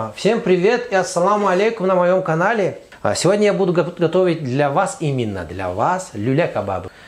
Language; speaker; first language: Russian; non-native, fluent; Azerbaijani